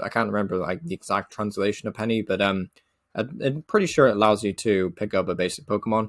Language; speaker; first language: English; native; English